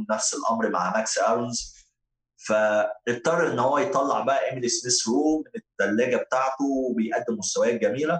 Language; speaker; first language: Arabic; native; Arabic